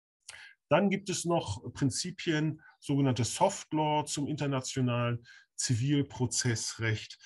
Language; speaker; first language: German; native; German